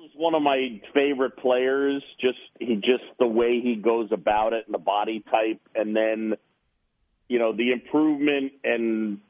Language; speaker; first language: English; native; English